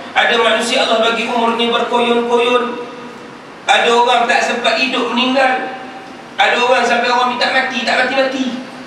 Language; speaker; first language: Malay; native; Malay